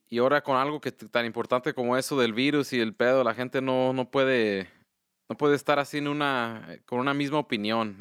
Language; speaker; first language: Spanish; early bilingual, heritage; Spanish